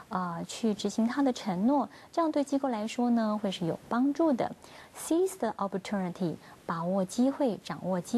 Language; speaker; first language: Chinese; native; Chinese